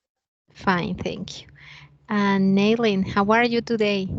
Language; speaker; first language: English; non-native, learner; Spanish